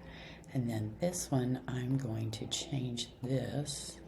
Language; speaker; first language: English; native; English